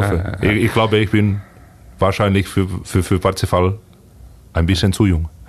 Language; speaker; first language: German; non-native, fluent; Finnish